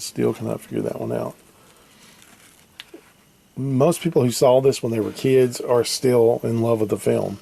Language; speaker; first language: English; native; English